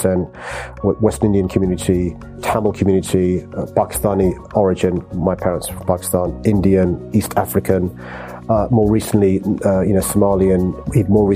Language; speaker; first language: English; native; English